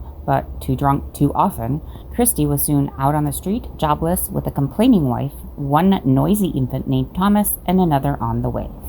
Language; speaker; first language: English; native; English